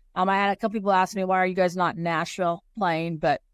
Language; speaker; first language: English; native; English